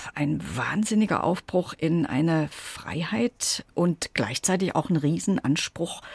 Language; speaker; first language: German; native; German